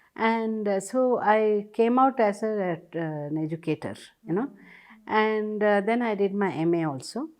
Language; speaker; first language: English; non-native, local second language; Tamil